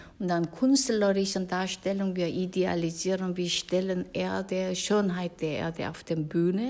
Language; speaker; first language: German; non-native, fluent; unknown